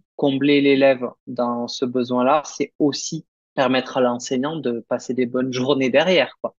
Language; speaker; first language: French; native; French